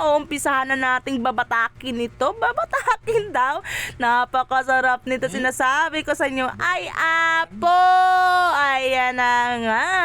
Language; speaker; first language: Filipino; non-native, local second language; Cebuano